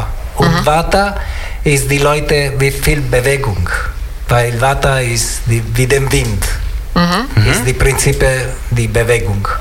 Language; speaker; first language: German; non-native, learner; Italian